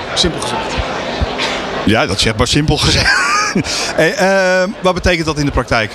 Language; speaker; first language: Dutch; native; Dutch